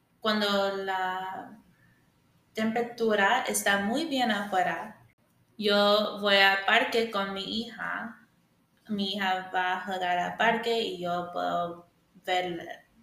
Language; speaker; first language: Spanish; early bilingual, heritage; English